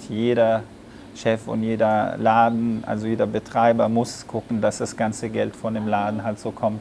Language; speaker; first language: German; non-native, fluent; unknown